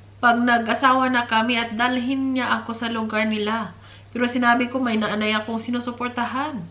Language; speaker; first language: Filipino; non-native, local second language; Cebuano